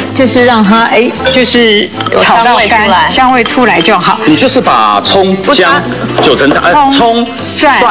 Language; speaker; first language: Chinese; native; Chinese